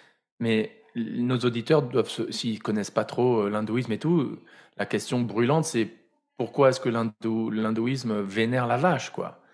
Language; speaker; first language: French; native; French